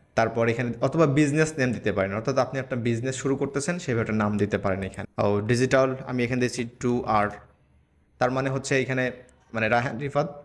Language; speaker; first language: Bangla; native; Bangla